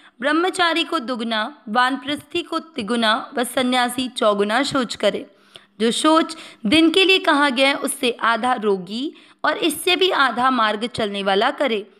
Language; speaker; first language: Hindi; native; Hindi